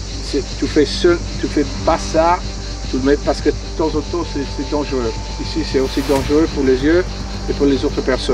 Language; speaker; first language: French; non-native, fluent; English